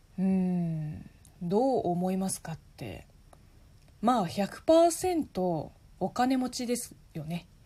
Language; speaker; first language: Japanese; non-native, fluent; Chinese